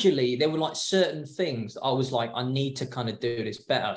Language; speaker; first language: English; native; English